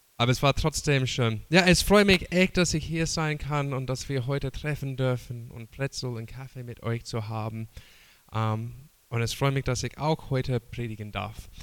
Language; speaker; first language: German; non-native, learner; English